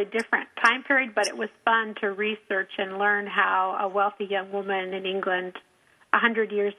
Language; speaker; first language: English; native; English